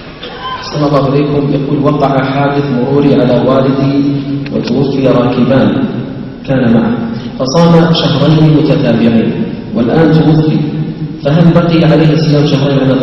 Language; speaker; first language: Arabic; native; Arabic